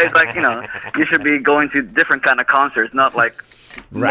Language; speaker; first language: English; non-native, fluent; Greek